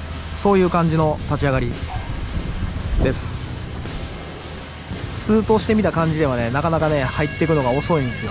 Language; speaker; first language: Japanese; native; Japanese